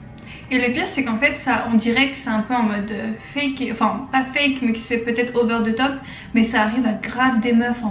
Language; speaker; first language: French; native; French